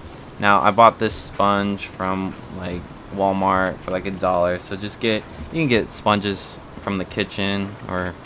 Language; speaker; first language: English; native; English